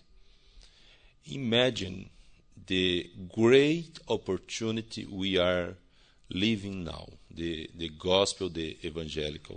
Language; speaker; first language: English; non-native, learner; Portuguese